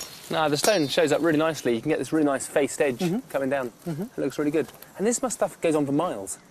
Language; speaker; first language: English; native; English